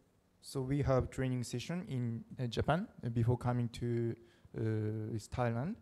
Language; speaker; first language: English; non-native, learner; Japanese